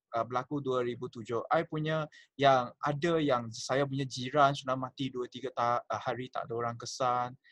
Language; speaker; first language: Malay; non-native, local second language; Chinese